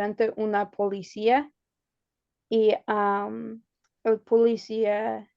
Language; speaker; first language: Spanish; non-native, learner; English